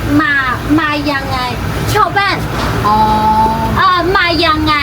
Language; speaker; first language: Thai; non-native, learner; Chinese